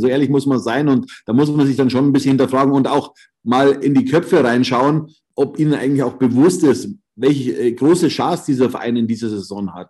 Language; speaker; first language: German; native; German